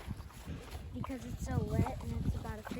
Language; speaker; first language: English; native; English